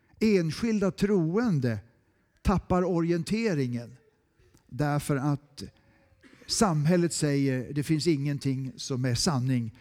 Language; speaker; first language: Swedish; native; Swedish